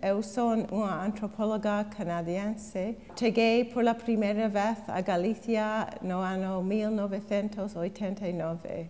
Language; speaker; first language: Galician; non-native, fluent; English